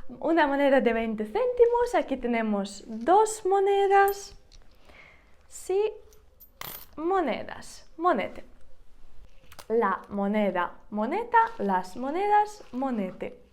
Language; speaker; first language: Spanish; non-native, fluent; Ukrainian